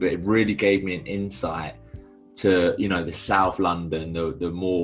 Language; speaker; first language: English; native; English